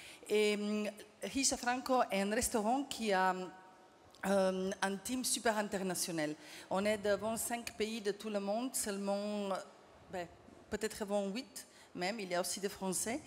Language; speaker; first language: French; non-native, fluent; Slovenian